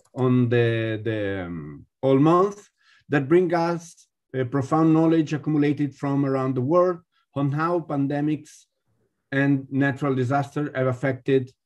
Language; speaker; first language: English; non-native, fluent; Spanish